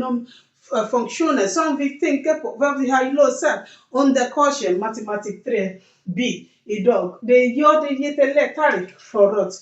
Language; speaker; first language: Swedish; non-native, learner; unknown